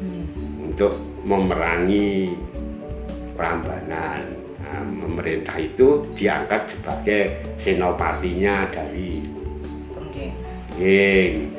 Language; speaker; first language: Indonesian; non-native, local second language; Javanese